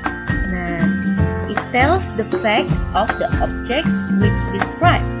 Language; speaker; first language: English; non-native, learner; Indonesian